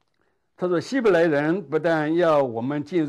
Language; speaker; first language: Chinese; native; Chinese